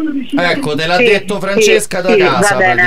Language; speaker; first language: Italian; native; Italian